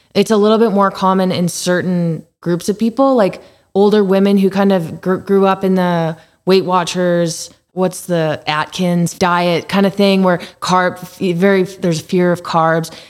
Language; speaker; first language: English; native; English